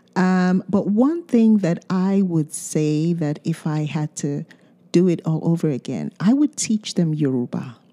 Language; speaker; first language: English; non-native, local second language; Yoruba